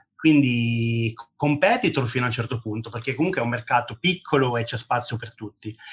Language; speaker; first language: Italian; native; Italian